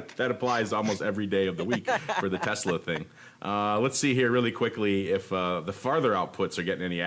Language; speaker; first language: English; native; English